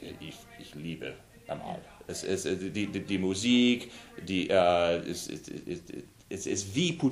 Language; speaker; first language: German; non-native, learner; English